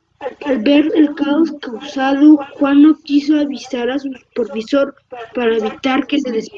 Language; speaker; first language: Spanish; native; Spanish